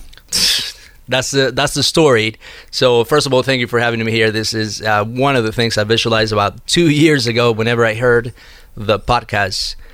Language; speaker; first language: English; early bilingual, other home language; Spanish